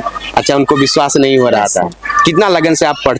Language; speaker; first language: Hindi; native; Hindi